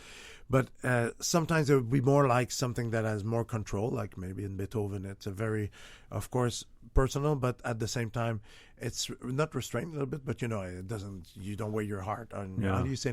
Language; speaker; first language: English; non-native, fluent; French